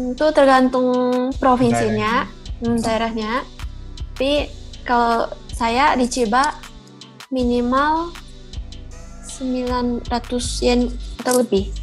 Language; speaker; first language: Indonesian; non-native, fluent; Japanese